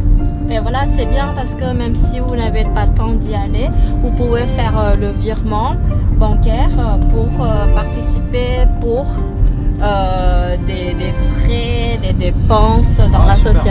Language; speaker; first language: French; non-native, learner; Thai